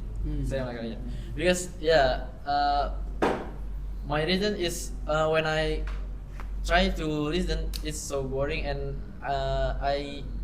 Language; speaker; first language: English; non-native, learner; Indonesian